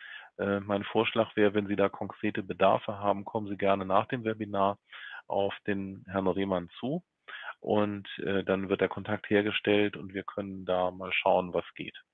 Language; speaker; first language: German; native; German